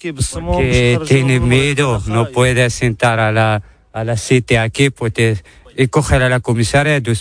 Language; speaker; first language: Spanish; non-native, learner; Arabic